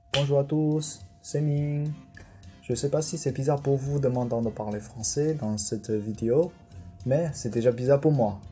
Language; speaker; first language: French; non-native, fluent; Chinese